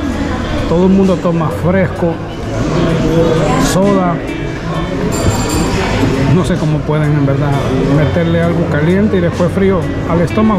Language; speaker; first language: Spanish; native; Spanish